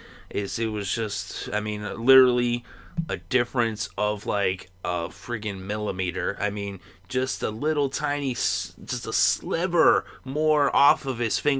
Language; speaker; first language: English; native; English